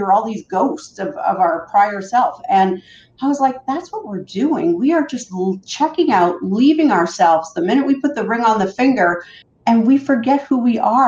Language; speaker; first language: English; native; English